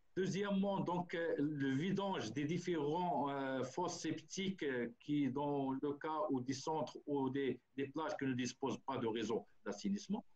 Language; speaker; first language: French; non-native, local second language; Arabic